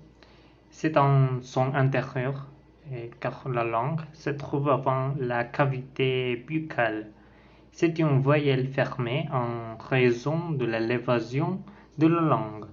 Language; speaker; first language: French; non-native, learner; Spanish